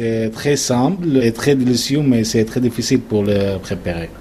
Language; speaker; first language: French; non-native, learner; Arabic